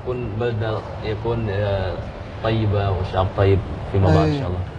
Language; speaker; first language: Arabic; non-native, fluent; Indonesian